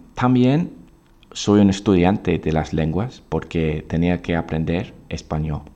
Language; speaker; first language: Spanish; non-native, fluent; English